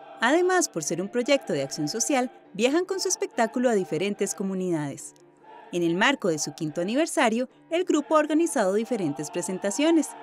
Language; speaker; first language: Spanish; native; Spanish